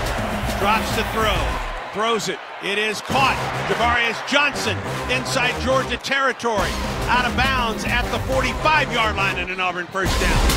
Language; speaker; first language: English; native; English